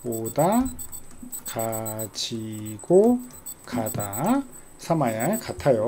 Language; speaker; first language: Korean; native; Korean